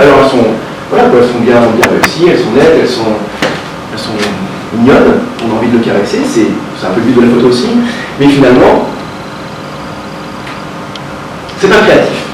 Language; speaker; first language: French; native; French